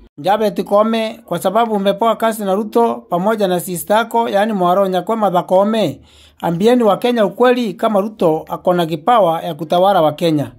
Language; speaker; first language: Swahili; non-native, local second language; Meru